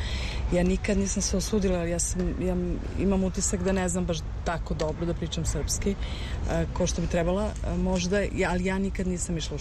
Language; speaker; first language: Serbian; early bilingual, heritage; Romany